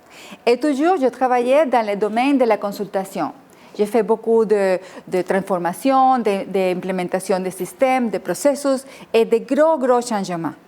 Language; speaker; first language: French; non-native, fluent; Spanish